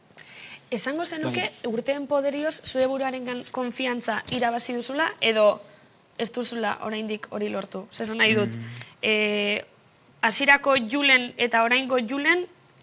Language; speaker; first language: Basque; native; Basque